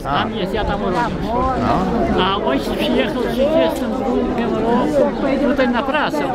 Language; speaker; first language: Polish; early bilingual, heritage; Polish